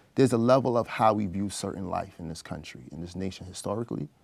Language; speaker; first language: English; native; English